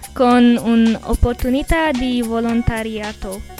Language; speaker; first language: Italian; non-native, learner; Hungarian